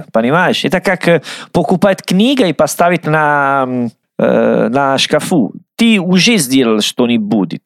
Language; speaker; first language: Russian; non-native, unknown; Italian